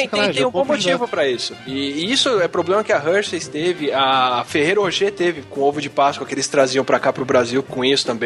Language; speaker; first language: Portuguese; native; Portuguese